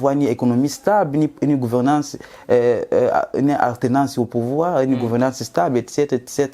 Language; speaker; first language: French; non-native, fluent; Portuguese